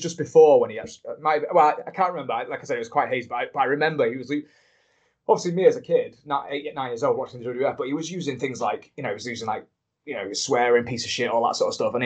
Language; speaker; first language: English; native; English